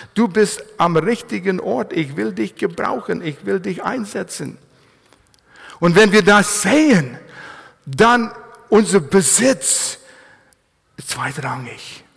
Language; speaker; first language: German; non-native, fluent; English